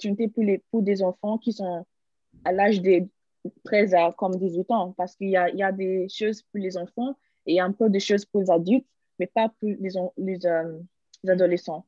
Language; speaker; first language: French; non-native, learner; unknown